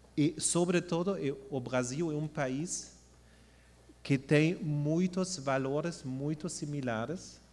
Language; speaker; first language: Portuguese; non-native, fluent; German